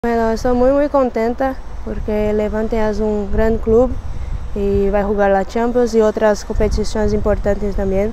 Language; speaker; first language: Spanish; non-native, fluent; Portuguese